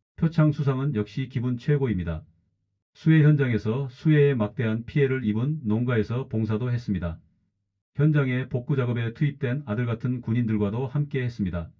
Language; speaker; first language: Korean; native; Korean